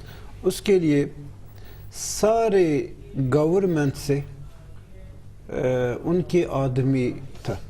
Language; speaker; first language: Hindi; non-native, learner; Turkish